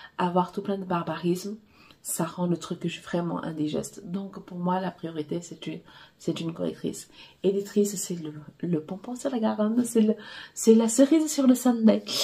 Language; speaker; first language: French; non-native, fluent; Portuguese